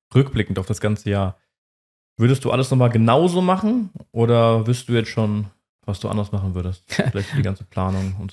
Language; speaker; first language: German; native; German